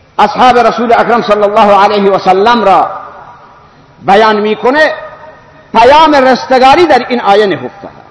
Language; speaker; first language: Persian; non-native, local second language; Baluchi